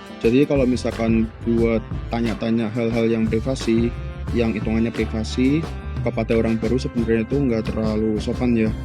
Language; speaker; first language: Indonesian; early bilingual, other home language; Japanese